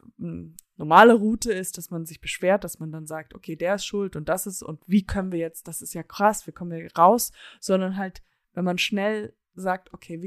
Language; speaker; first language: German; early bilingual, heritage; German